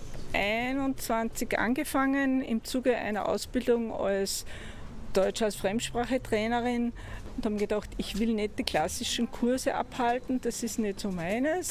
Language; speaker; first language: German; native; German